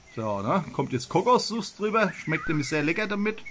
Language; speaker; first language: German; native; German